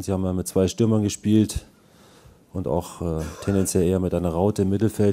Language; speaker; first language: German; native; German